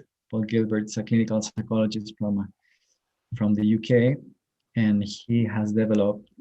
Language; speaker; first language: English; non-native, fluent; Spanish